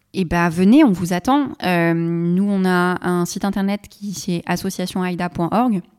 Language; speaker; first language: French; non-native, local second language; Arabic